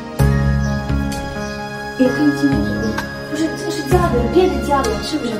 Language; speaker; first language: Chinese; non-native, learner; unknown